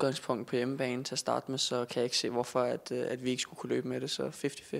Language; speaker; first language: Danish; native; Danish